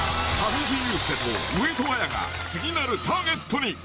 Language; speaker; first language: Japanese; native; Japanese